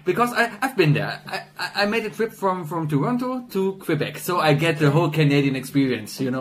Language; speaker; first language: English; non-native, fluent; German